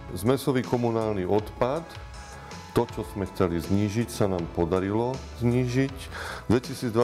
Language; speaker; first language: Slovak; native; Slovak